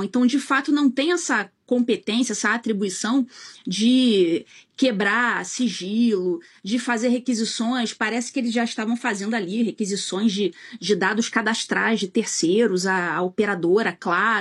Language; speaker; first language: Portuguese; native; Portuguese